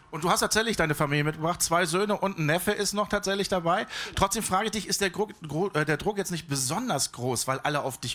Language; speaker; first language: German; native; German